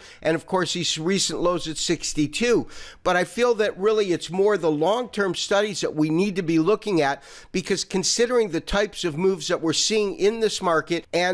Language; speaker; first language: English; native; English